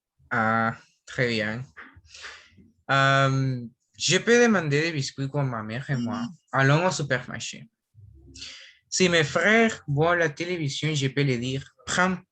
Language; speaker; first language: French; non-native, learner; Spanish